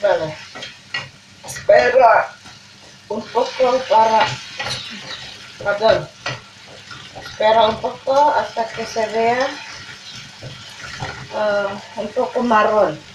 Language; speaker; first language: Spanish; non-native, learner; Indonesian